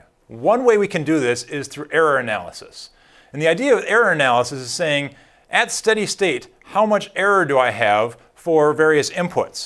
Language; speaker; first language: English; native; English